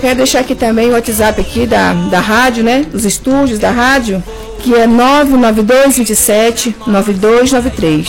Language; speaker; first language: Portuguese; native; Portuguese